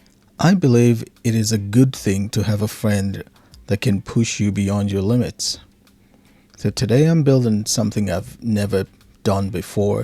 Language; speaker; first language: English; native; English